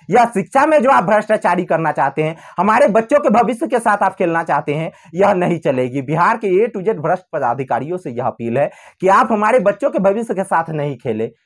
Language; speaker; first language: Hindi; native; Hindi